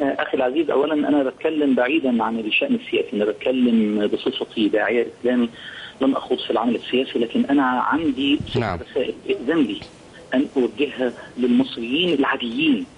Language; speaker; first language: Arabic; native; Arabic